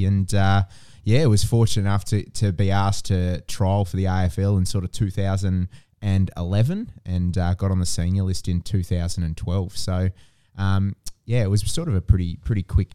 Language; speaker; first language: English; native; English